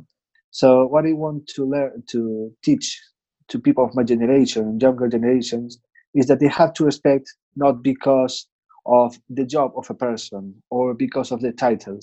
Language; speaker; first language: English; non-native, fluent; Spanish